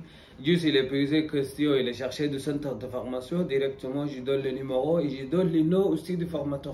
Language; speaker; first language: French; non-native, learner; Arabic